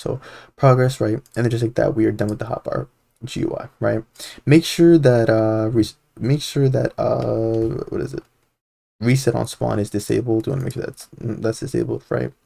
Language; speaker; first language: English; native; English